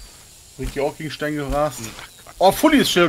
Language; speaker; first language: German; native; German